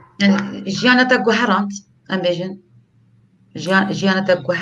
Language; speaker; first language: Kurdish; native; Kurdish